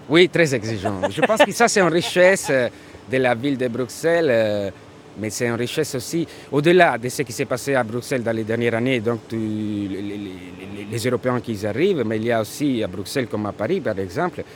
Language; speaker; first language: French; non-native, fluent; Italian